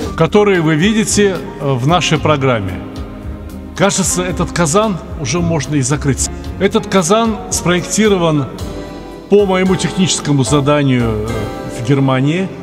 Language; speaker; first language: Russian; native; Russian